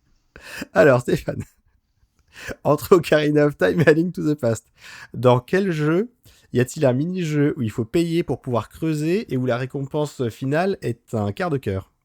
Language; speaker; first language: French; native; French